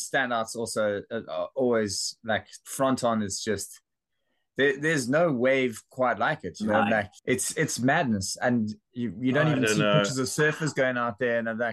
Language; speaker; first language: English; native; English